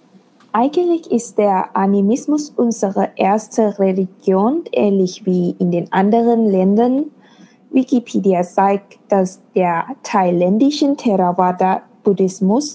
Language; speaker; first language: German; non-native, fluent; Thai